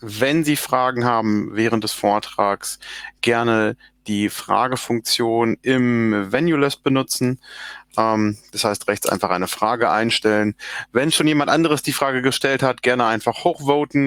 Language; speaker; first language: German; native; German